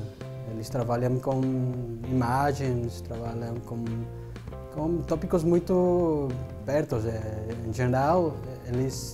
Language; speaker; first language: Portuguese; non-native, fluent; Spanish